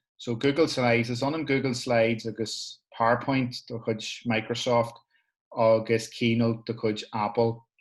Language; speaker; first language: Irish; non-native, local second language; English